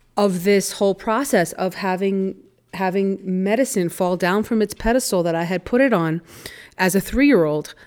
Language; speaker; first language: English; native; English